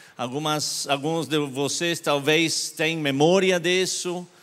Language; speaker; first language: Portuguese; non-native, learner; English